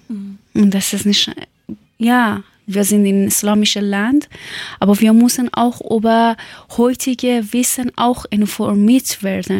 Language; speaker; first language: German; non-native, learner; Persian